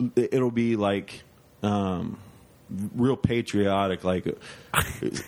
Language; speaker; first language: English; native; English